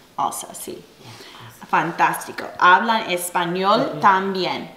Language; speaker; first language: Spanish; non-native, fluent; English